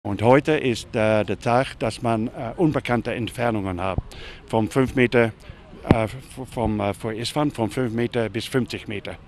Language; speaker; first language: German; non-native, fluent; Dutch